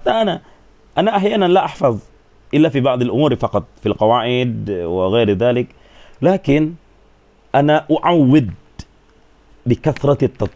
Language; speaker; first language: Arabic; non-native, fluent; Sundanese